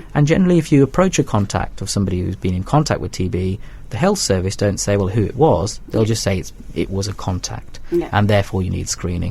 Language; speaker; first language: English; native; English